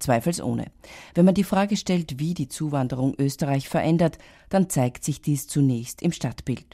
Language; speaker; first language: German; native; German